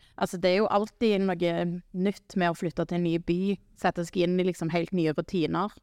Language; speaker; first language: Norwegian; native; Norwegian